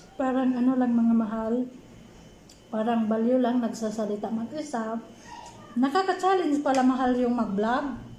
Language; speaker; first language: Filipino; non-native, local second language; Cebuano